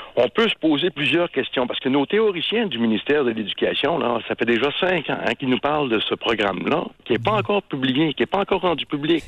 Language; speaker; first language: French; native; French